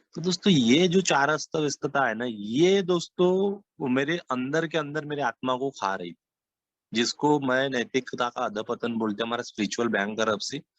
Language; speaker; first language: Hindi; non-native, local second language; Marathi